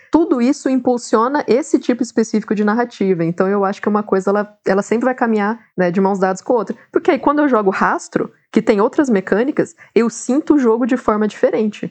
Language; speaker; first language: Portuguese; native; Portuguese